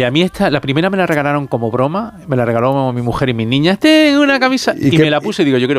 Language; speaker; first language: Spanish; native; Spanish